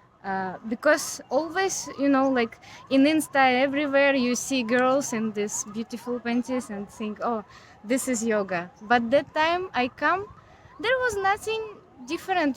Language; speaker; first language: English; non-native, learner; Ukrainian